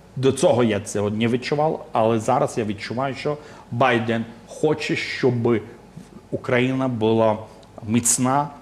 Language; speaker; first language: Ukrainian; non-native, local second language; Russian